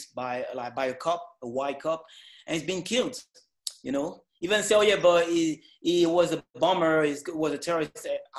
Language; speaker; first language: English; non-native, fluent; French